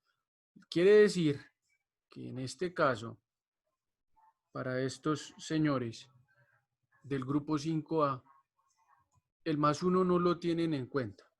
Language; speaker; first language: Spanish; native; Spanish